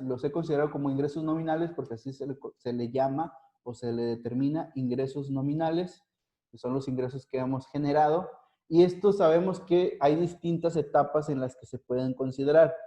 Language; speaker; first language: Spanish; native; Spanish